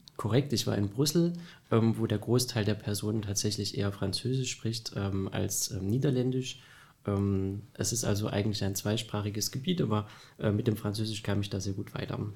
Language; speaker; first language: German; native; German